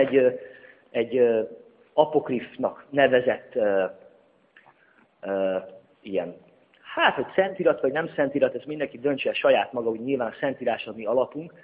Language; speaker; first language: Hungarian; native; Hungarian